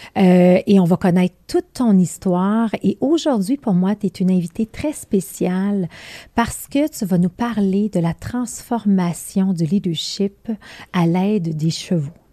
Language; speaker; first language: French; native; French